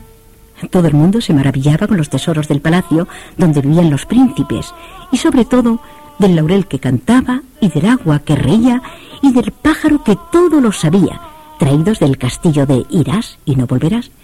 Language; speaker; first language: Spanish; native; Spanish